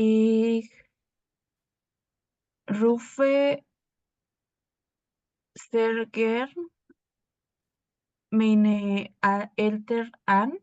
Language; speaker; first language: German; non-native, learner; Spanish